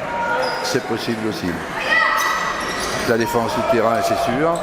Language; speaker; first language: French; native; French